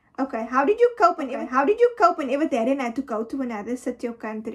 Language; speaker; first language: English; non-native, local second language; Afrikaans